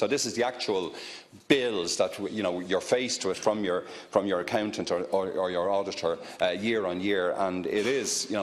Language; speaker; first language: English; native; English